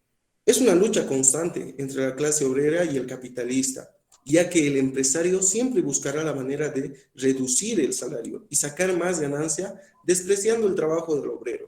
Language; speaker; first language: Spanish; native; Spanish